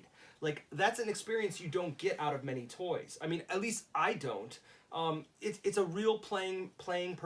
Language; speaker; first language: English; native; English